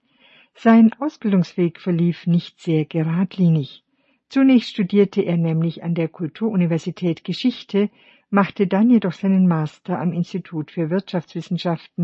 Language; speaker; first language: German; native; German